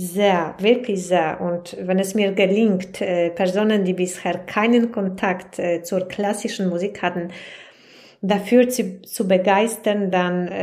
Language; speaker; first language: German; non-native, fluent; Polish